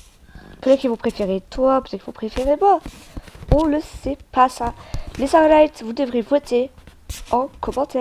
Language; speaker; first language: French; native; French